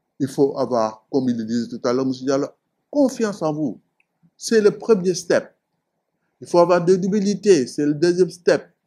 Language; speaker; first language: French; non-native, local second language; Wolof